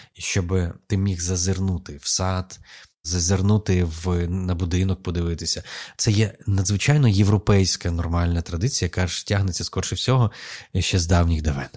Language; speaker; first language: Ukrainian; native; Ukrainian